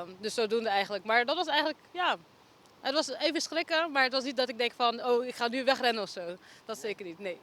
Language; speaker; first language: Dutch; native; Dutch